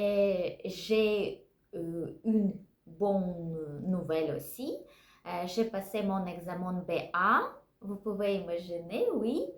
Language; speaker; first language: French; non-native, learner; Russian